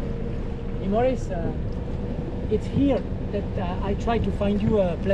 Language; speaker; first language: English; non-native, learner; French